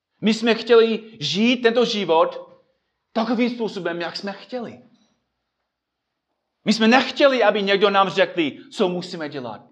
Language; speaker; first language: Czech; non-native, fluent; English